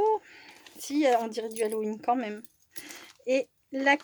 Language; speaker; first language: French; native; French